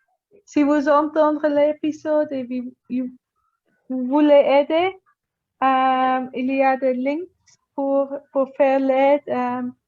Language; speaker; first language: French; non-native, learner; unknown